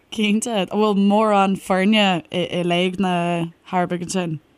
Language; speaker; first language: Irish; native; Irish